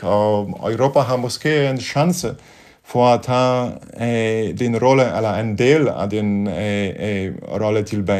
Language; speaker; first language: Danish; non-native, fluent; Polish